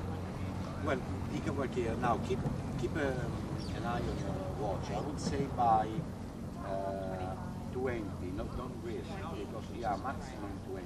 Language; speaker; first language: English; non-native, fluent; Italian